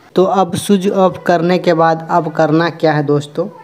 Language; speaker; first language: Hindi; native; Hindi